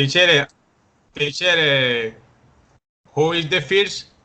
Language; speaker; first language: English; non-native, learner; Spanish